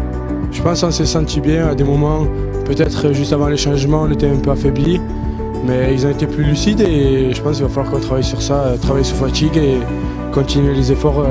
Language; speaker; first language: French; native; French